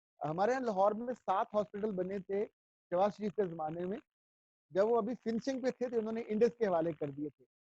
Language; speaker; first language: Urdu; non-native, local second language; Punjabi